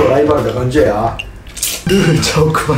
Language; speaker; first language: Chinese; non-native, learner; Japanese